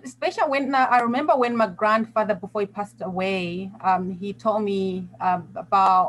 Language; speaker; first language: English; non-native, local second language; Nyanja